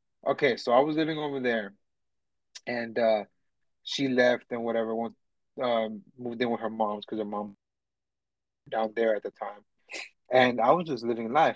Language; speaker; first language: English; early bilingual, other home language; Spanish